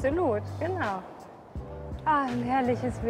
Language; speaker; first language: German; native; German